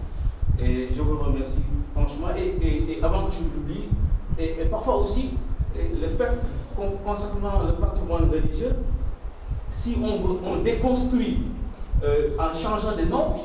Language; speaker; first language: French; non-native, local second language; Wolof